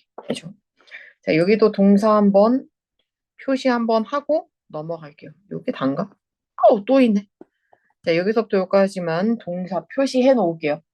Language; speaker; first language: Korean; native; Korean